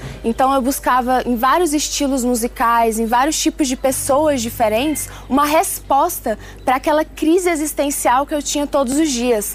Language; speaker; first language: Portuguese; early bilingual, other home language; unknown